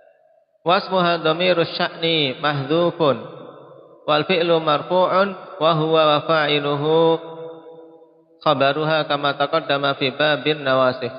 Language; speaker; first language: Arabic; non-native, fluent; Indonesian